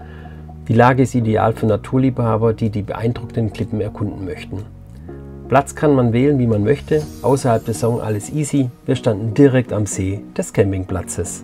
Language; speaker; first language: German; native; German